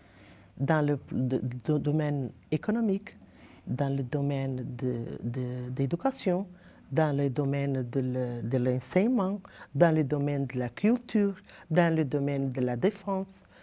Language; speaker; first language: French; non-native, learner; Portuguese